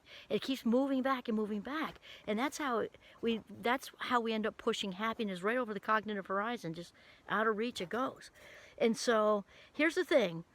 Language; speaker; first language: English; native; English